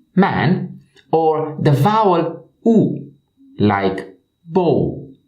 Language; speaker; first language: English; non-native, fluent; Romanian